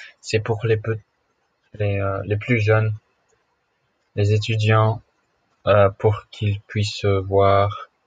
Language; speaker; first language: French; non-native, learner; English